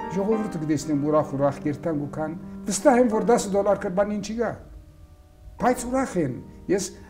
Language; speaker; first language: Armenian; early bilingual, heritage; Armenian